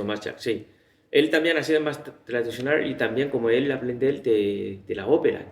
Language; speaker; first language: Spanish; non-native, learner; Chinese